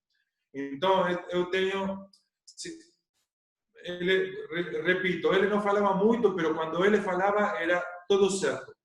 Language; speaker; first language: Portuguese; non-native, learner; Spanish